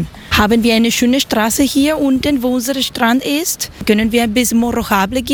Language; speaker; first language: German; non-native, learner; Spanish